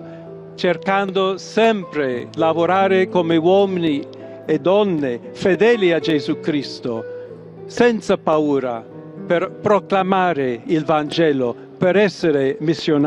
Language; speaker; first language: Italian; non-native, fluent; English